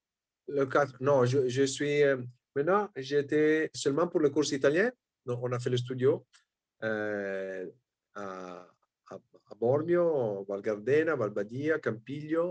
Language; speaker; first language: French; non-native, fluent; Italian